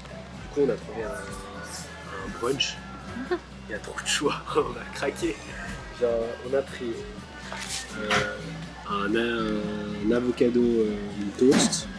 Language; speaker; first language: French; native; French